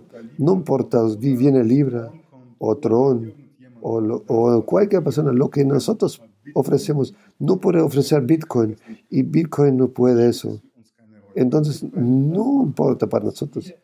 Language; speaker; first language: Spanish; non-native, fluent; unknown